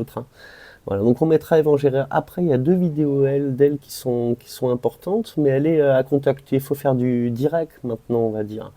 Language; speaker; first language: French; native; French